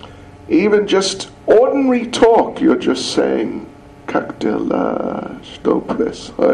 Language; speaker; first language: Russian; non-native, learner; English